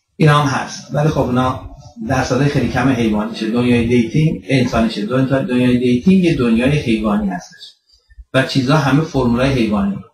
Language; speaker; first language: Persian; early bilingual, heritage; Persian